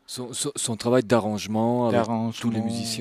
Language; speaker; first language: French; native; French